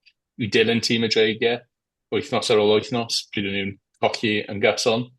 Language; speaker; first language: Welsh; native; Welsh